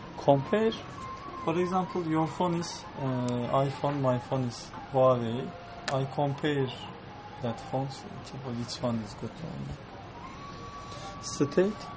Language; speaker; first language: English; non-native, learner; Turkish